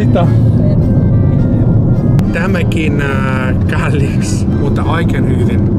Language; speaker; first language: Finnish; non-native, learner; Italian